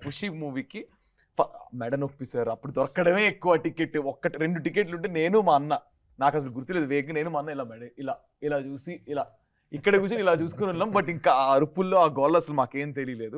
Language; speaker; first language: Telugu; native; Telugu